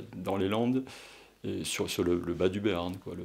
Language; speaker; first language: French; native; French